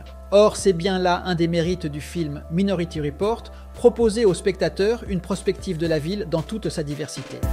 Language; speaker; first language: French; native; French